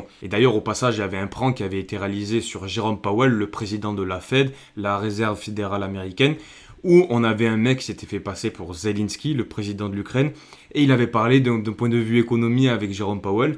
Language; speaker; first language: French; native; French